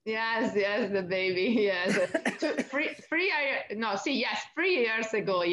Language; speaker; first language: English; non-native, learner; Italian